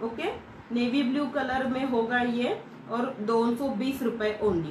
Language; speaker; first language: Hindi; non-native, local second language; Marathi